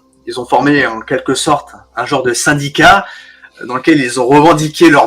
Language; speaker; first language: French; native; French